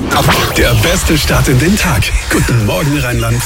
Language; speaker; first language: German; native; German